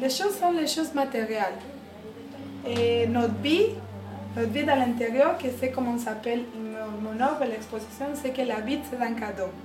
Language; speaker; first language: French; non-native, learner; Spanish